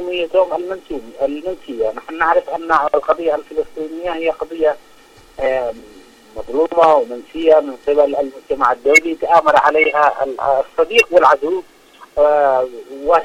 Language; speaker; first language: Arabic; native; Arabic